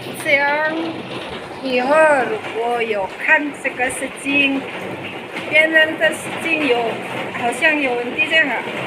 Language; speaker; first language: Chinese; non-native, learner; Indonesian